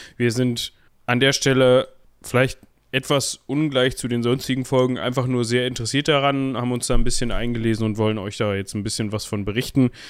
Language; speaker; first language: German; native; German